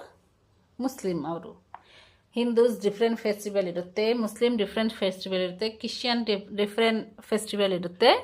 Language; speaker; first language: Kannada; non-native, local second language; Urdu